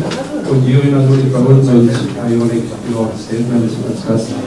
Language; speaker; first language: German; native; German